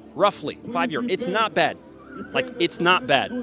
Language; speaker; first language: English; native; English